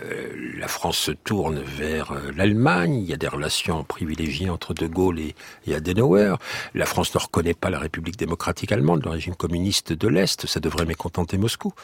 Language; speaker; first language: French; native; French